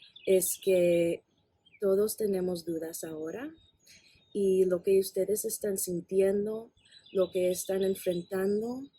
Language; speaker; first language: Spanish; non-native, fluent; English